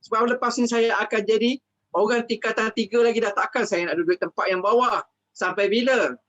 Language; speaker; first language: Malay; native; Malay